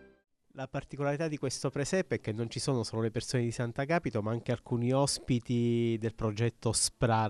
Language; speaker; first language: Italian; native; Italian